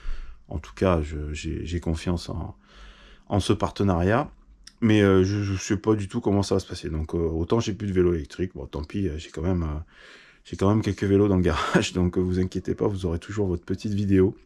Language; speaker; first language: French; native; French